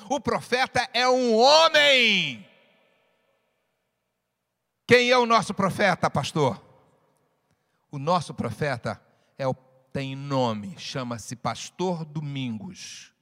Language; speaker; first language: Portuguese; native; Portuguese